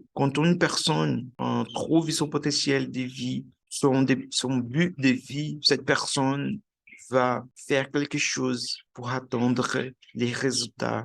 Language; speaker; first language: French; non-native, learner; Portuguese